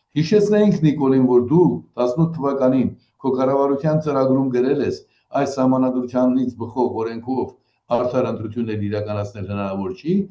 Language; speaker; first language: Armenian; native; Armenian